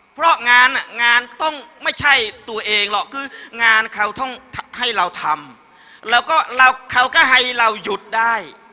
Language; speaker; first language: Thai; non-native, learner; Khmer